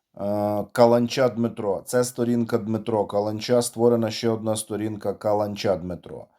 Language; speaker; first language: Ukrainian; native; Ukrainian